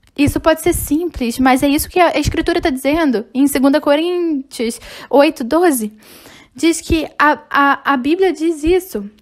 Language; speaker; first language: Portuguese; non-native, fluent; English